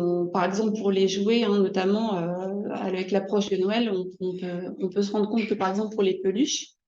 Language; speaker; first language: French; native; French